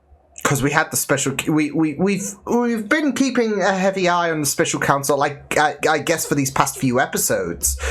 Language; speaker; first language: English; native; English